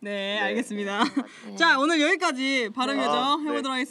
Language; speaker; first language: Korean; native; Korean